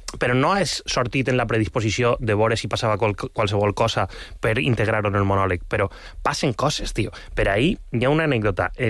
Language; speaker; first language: Catalan; non-native, local second language; Spanish